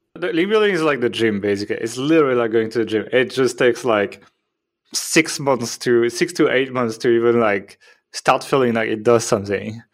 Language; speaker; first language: English; non-native, fluent; French